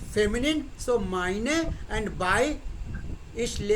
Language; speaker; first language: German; non-native, fluent; Hindi